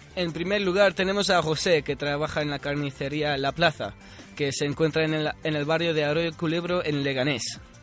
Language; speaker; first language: Spanish; non-native, fluent; Filipino